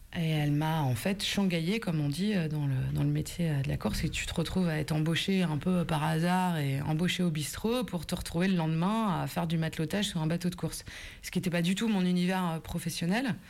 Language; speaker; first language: French; native; French